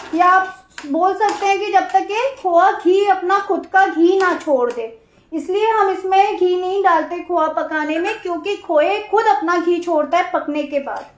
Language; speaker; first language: Hindi; native; Hindi